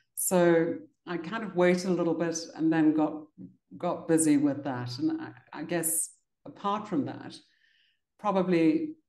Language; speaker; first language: English; native; English